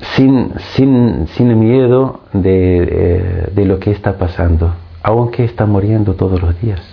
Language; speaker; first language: Spanish; non-native, fluent; Arabic